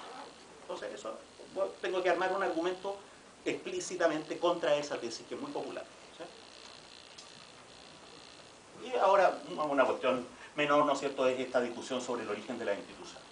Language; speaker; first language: Spanish; native; Spanish